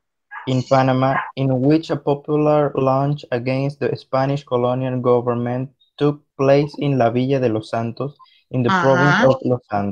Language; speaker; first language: English; non-native, learner; Spanish